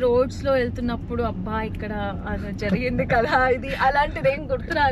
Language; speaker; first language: Telugu; native; Telugu